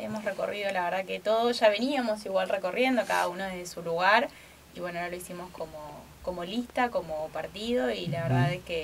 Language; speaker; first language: Spanish; native; Spanish